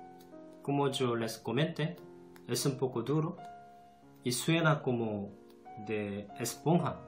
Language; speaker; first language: Spanish; non-native, fluent; Korean